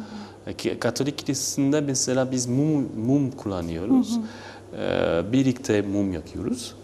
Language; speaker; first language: Turkish; non-native, learner; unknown